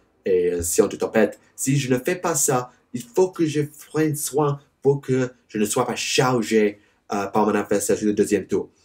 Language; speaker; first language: French; non-native, learner; English